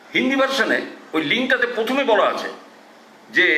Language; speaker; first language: Hindi; non-native, local second language; Bangla